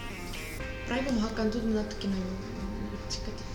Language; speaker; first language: Estonian; non-native, local second language; Russian